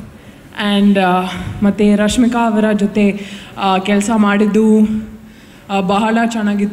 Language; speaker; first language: Kannada; non-native, learner; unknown